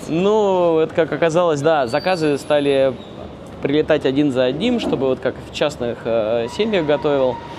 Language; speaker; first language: Russian; native; Russian